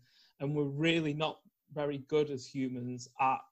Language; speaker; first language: English; native; English